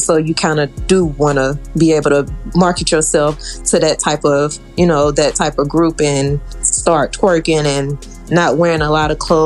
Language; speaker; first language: English; native; English